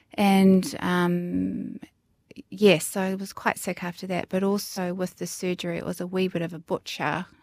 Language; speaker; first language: English; native; English